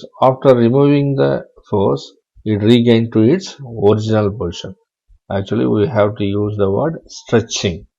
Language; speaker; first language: English; non-native, local second language; Tamil